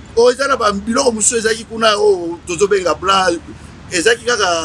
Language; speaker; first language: Lingala; non-native, local second language; Luba-Lulua